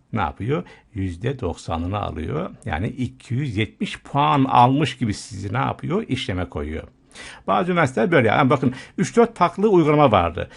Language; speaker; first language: Turkish; native; Turkish